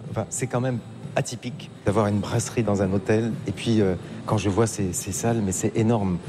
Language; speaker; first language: French; native; French